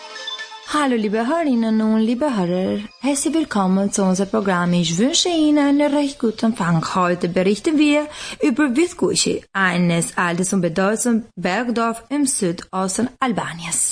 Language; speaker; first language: German; non-native, learner; Albanian